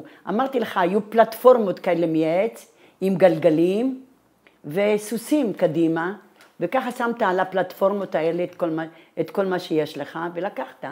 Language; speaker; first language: Hebrew; non-native, fluent; Italian